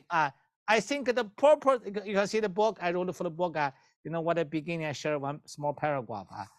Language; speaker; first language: English; non-native, learner; Chinese